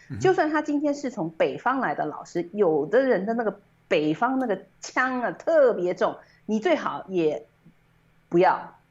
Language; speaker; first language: Chinese; native; Chinese